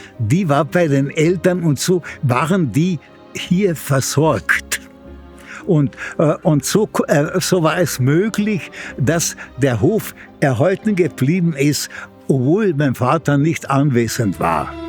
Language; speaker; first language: German; non-native, local second language; Slovenian